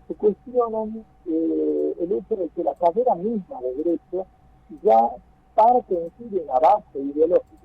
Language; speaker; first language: Spanish; native; Spanish